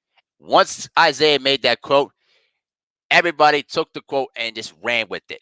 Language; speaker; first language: English; native; English